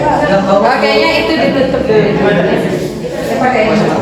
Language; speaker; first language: Indonesian; native; Indonesian